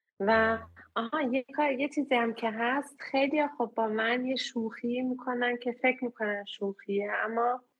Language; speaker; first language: Persian; early bilingual, heritage; Persian